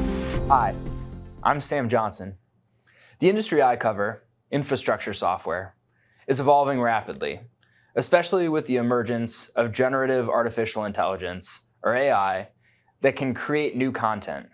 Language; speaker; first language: English; native; English